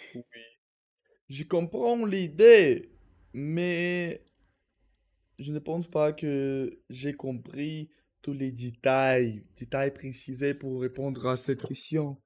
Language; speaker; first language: French; non-native, learner; Russian